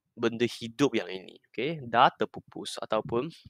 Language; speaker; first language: Malay; non-native, local second language; Chinese